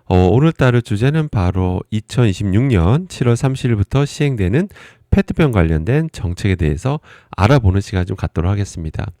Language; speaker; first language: Korean; native; Korean